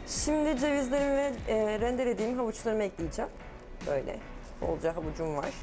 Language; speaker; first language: Turkish; native; Turkish